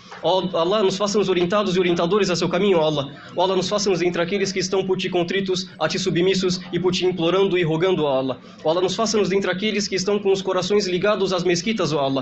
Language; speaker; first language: Portuguese; native; Portuguese